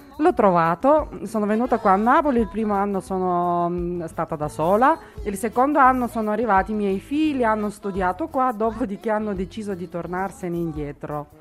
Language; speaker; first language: Italian; non-native, fluent; Bulgarian